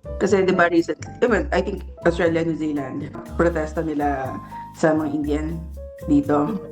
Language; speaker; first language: Filipino; native; Filipino